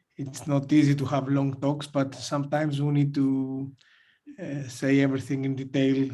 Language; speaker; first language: English; non-native, fluent; Greek